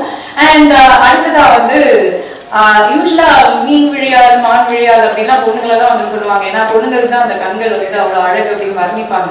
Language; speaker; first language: Tamil; native; Tamil